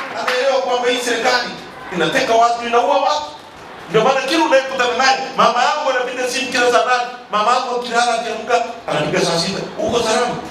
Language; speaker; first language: Swahili; native; Swahili